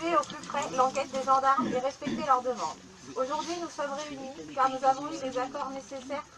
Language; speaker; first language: French; native; French